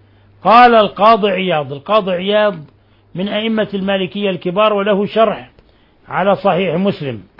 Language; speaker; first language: Arabic; native; Arabic